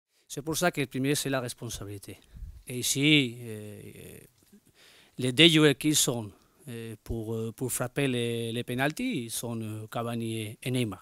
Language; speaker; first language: French; non-native, learner; Spanish